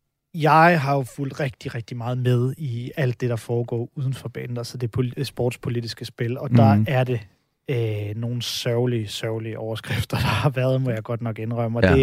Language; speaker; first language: Danish; native; Danish